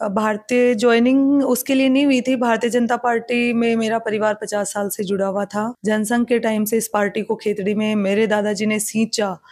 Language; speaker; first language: Hindi; native; Hindi